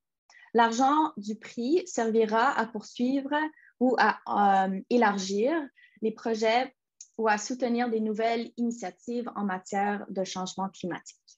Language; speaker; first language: French; native; French